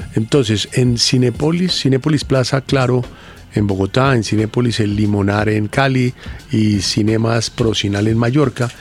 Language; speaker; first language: Spanish; native; Spanish